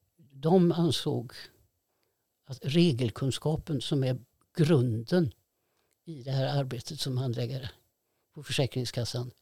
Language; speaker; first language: Swedish; native; Swedish